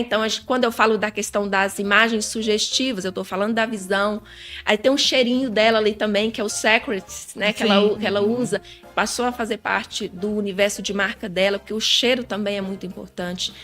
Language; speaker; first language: Portuguese; native; Portuguese